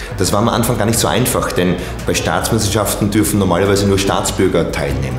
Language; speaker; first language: German; native; German